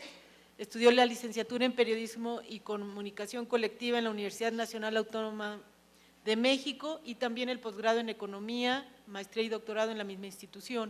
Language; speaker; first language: Spanish; native; Spanish